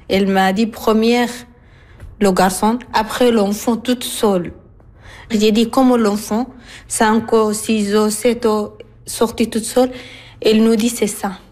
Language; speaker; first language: French; non-native, learner; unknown